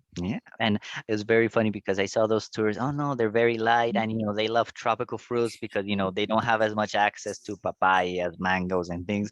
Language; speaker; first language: English; non-native, fluent; Spanish